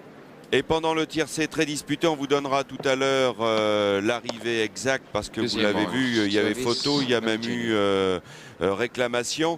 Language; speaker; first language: French; native; French